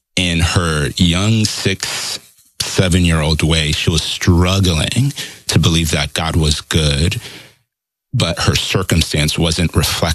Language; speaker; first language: English; non-native, fluent; Spanish